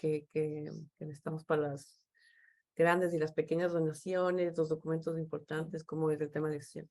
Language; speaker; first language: Spanish; native; Spanish